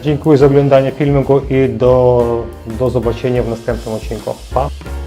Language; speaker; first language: Polish; non-native, learner; Ukrainian